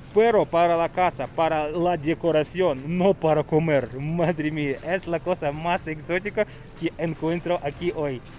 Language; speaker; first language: Spanish; non-native, learner; Russian